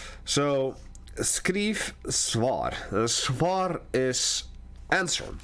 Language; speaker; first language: Swedish; non-native, learner; English